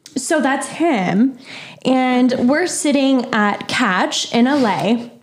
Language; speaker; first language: English; native; English